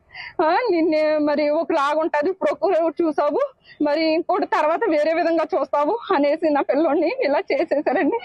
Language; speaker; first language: Telugu; native; Telugu